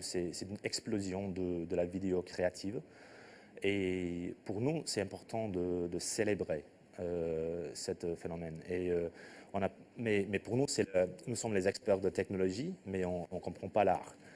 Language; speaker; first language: French; non-native, fluent; English